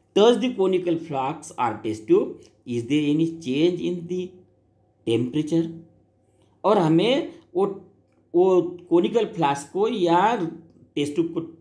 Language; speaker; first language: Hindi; non-native, local second language; Marathi